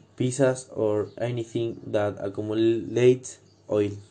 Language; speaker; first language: English; non-native, learner; Spanish